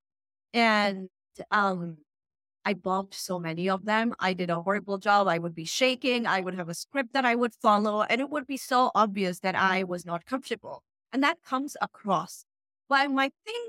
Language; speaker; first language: English; non-native, local second language; Urdu